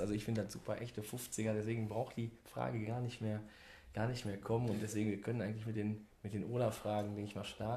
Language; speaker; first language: German; native; German